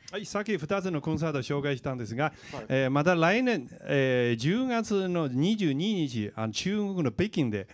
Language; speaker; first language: Japanese; non-native, fluent; Chinese